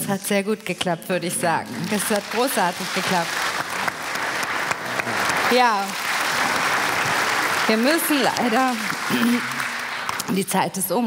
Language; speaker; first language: German; native; German